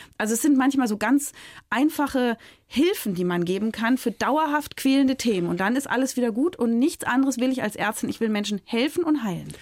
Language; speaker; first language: German; native; German